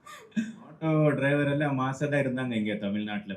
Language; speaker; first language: Tamil; non-native, local second language; Malayalam